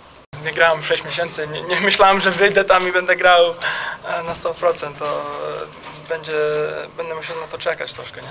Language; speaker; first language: Polish; early bilingual, heritage; Polish